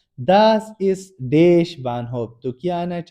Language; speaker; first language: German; non-native, learner; Urdu